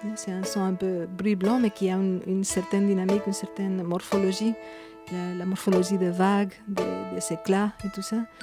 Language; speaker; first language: French; non-native, fluent; Spanish